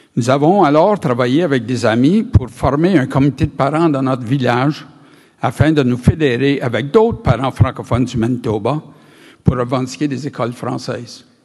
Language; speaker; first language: French; native; French